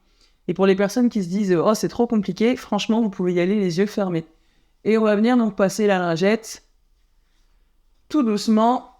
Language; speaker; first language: French; native; French